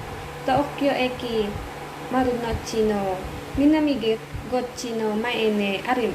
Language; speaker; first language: Japanese; non-native, learner; Filipino